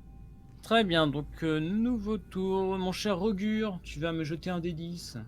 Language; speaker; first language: French; native; French